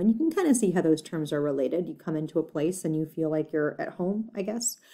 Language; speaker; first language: English; native; English